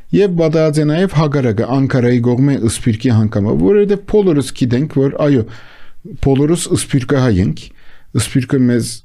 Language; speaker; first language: Armenian; native; Armenian